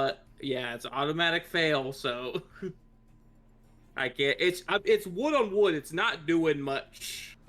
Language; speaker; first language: English; native; English